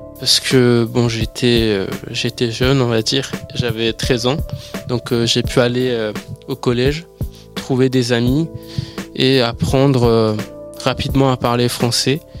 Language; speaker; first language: French; early bilingual, other home language; Persian